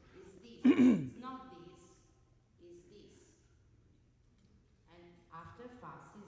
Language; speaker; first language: English; non-native, learner; Italian